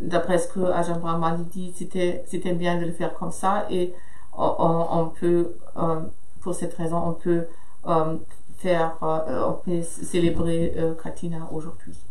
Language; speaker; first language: French; non-native, fluent; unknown